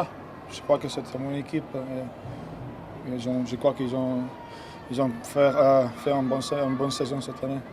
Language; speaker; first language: French; non-native, learner; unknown